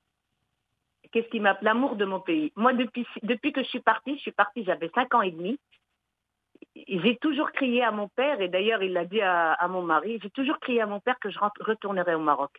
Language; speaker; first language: French; early bilingual, other home language; Arabic